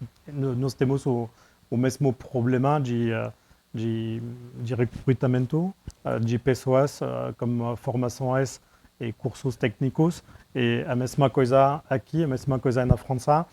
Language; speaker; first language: Portuguese; non-native, fluent; French